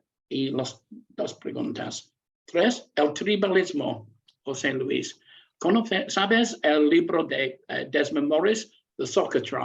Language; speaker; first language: Spanish; non-native, learner; English